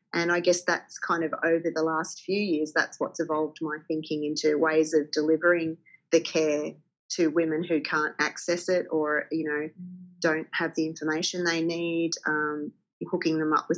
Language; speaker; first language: English; native; English